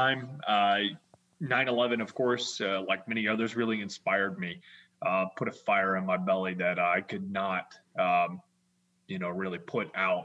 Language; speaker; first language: English; native; English